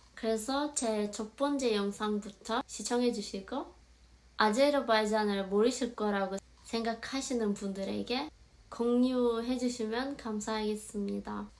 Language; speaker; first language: Korean; non-native, fluent; Azerbaijani